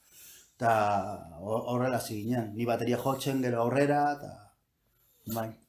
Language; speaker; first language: Basque; non-native, local second language; Spanish